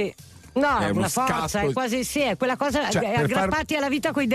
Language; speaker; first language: Italian; native; Italian